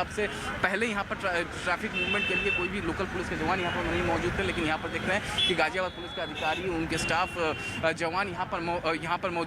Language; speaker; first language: Hindi; native; Hindi